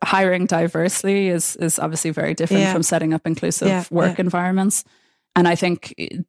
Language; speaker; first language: English; native; English